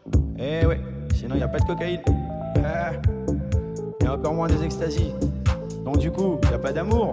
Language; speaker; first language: French; native; French